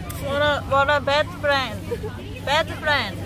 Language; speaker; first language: English; non-native, learner; Korean